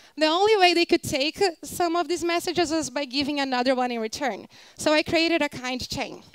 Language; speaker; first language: English; non-native, fluent; Portuguese